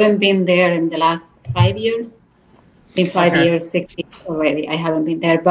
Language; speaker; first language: English; non-native, fluent; Spanish